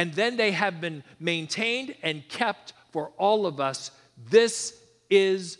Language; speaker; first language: English; native; English